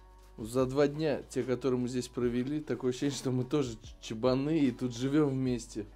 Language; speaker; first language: Russian; native; Russian